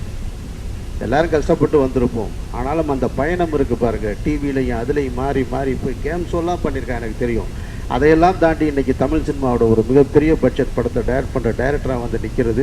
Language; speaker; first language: Tamil; native; Tamil